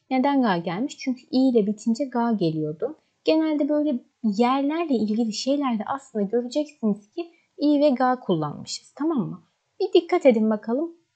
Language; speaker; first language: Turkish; native; Turkish